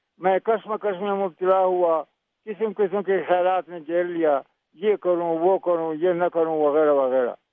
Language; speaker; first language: Urdu; non-native, local second language; Pashto